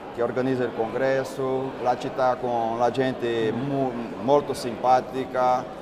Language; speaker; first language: Italian; non-native, learner; Portuguese